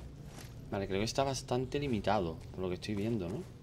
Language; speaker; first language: Spanish; native; Spanish